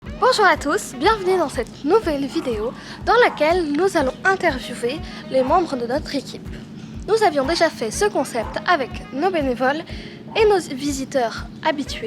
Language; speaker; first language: French; native; French